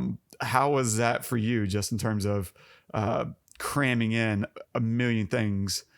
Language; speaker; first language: English; native; English